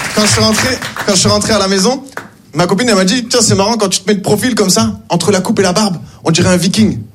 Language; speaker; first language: French; native; French